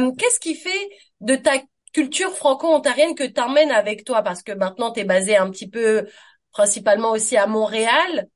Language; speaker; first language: French; native; French